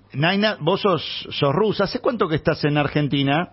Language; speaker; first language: Spanish; native; Spanish